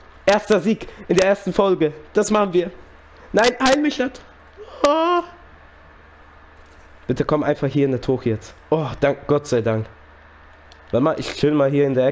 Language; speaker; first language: German; native; German